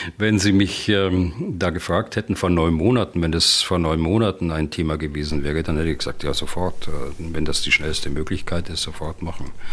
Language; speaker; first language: German; native; German